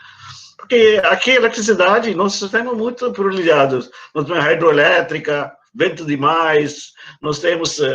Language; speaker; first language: Portuguese; non-native, fluent; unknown